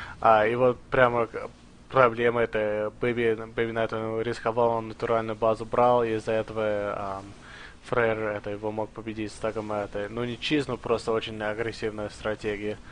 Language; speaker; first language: Russian; early bilingual, heritage; Russian